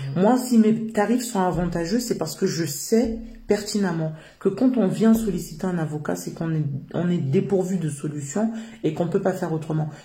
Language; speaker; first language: French; native; French